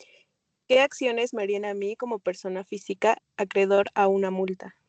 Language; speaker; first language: Spanish; native; Spanish